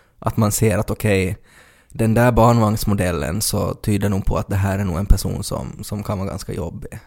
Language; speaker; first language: Swedish; native; Swedish